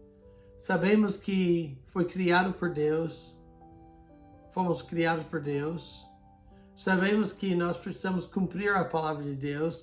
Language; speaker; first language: Portuguese; non-native, fluent; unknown